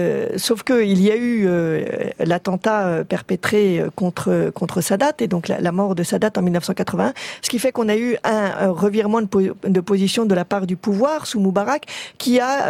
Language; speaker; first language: French; native; French